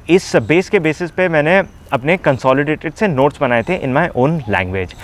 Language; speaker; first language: Hindi; native; Hindi